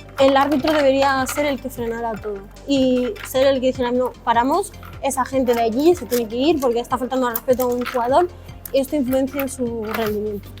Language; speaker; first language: Spanish; early bilingual, other home language; Arabic